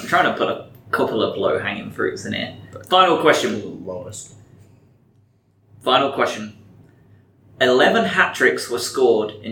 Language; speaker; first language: English; native; English